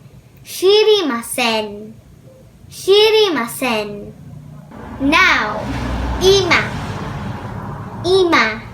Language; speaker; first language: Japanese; non-native, learner; Filipino